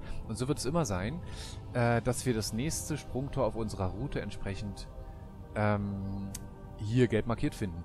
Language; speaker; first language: German; native; German